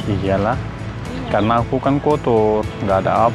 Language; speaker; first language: Indonesian; non-native, learner; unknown